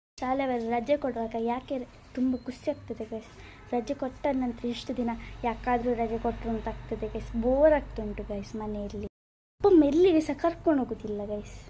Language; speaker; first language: Kannada; native; Kannada